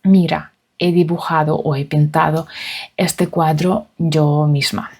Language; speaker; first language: Spanish; non-native, fluent; Russian